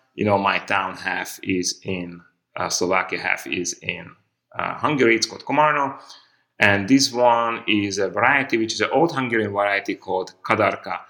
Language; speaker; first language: English; non-native, fluent; Hungarian